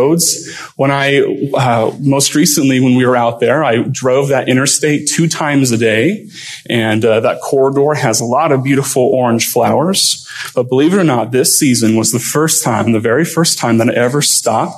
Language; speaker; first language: English; native; English